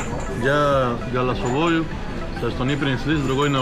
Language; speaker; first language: Russian; non-native, learner; Spanish